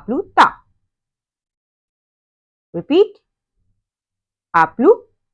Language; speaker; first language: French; non-native, fluent; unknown